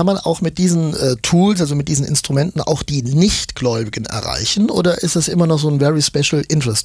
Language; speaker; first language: German; native; German